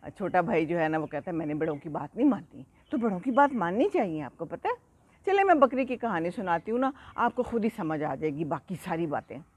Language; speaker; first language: Urdu; native; Urdu